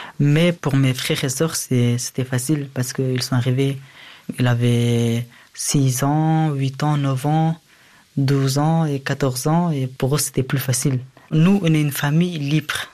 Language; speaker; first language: French; early bilingual, other home language; Persian